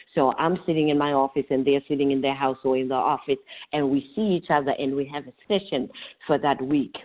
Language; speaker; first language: English; non-native, local second language; North Ndebele